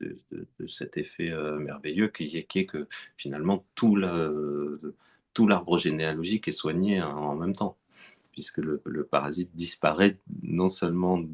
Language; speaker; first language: French; native; French